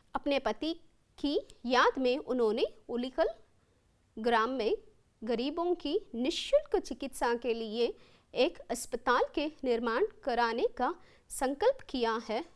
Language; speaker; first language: Hindi; non-native, local second language; Kannada